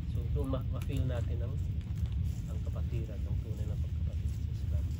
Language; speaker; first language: Filipino; non-native, local second language; Tausug